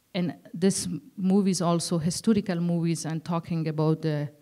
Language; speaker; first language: English; non-native, learner; Persian